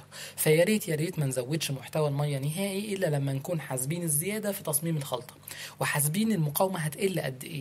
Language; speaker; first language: Arabic; native; Arabic